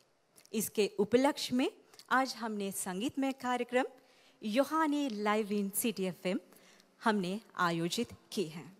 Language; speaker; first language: Hindi; non-native, fluent; Sinhala